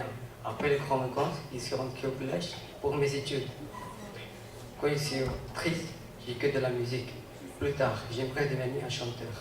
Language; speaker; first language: French; non-native, learner; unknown